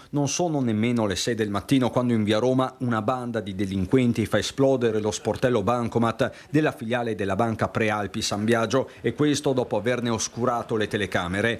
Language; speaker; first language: Italian; native; Italian